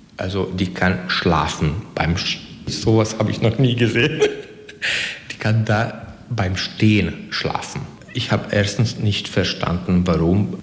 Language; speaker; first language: German; non-native, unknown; Hungarian